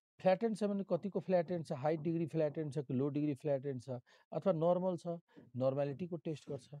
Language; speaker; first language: Nepali; non-native, local second language; Maithili